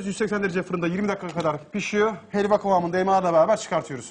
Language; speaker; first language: Turkish; native; Turkish